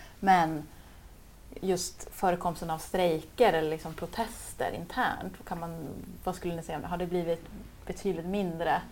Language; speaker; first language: Swedish; native; Swedish